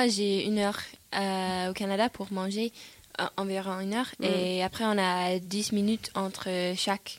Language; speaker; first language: French; non-native, learner; English